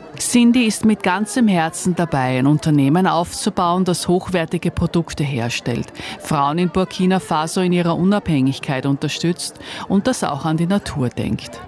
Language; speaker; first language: German; native; German